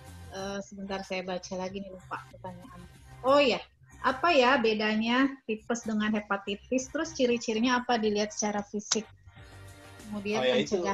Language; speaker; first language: Indonesian; native; Indonesian